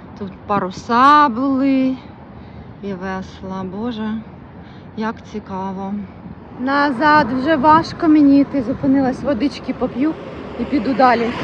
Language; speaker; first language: Ukrainian; non-native, local second language; Russian